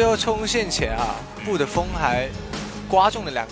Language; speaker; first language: Chinese; native; Chinese